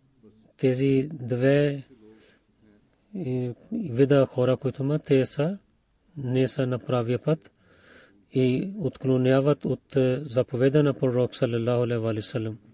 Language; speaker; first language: Bulgarian; non-native, fluent; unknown